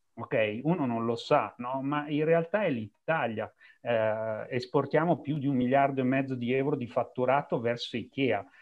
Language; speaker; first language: Italian; native; Italian